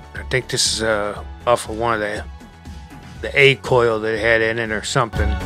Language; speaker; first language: English; native; English